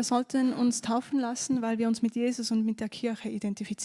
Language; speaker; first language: German; native; German